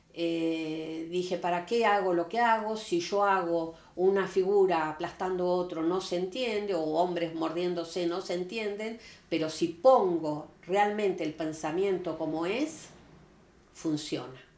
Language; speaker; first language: Spanish; native; Spanish